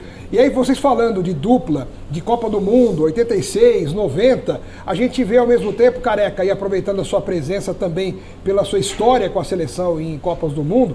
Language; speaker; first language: Portuguese; native; Portuguese